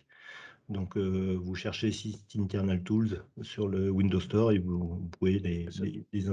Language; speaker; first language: French; native; French